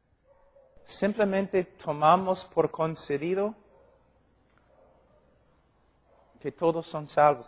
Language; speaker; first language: Spanish; non-native, fluent; English